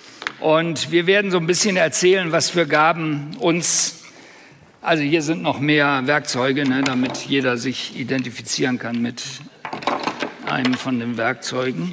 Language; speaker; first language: German; native; German